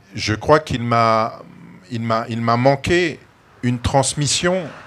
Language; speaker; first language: French; native; French